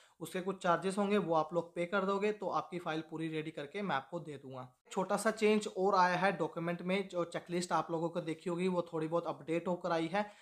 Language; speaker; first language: Hindi; native; Hindi